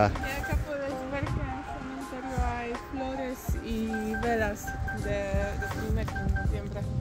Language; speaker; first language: Spanish; non-native, fluent; Polish